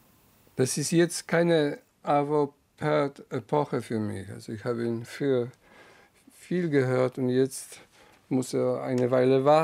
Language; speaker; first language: German; non-native, fluent; Polish